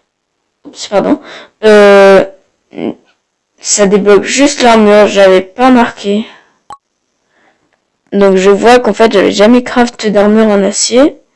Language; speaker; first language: French; native; French